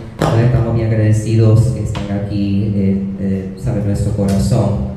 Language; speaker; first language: Spanish; non-native, learner; English